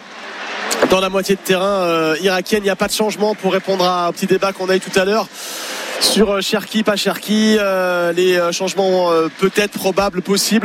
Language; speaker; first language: French; native; French